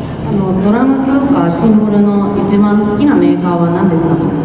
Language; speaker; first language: Japanese; non-native, learner; English